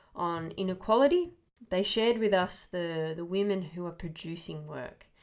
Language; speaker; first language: English; native; English